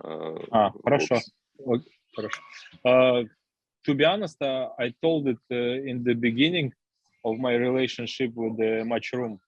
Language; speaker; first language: English; non-native, learner; Russian